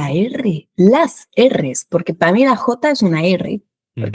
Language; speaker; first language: Spanish; non-native, fluent; French